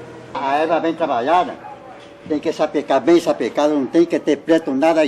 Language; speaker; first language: Portuguese; non-native, learner; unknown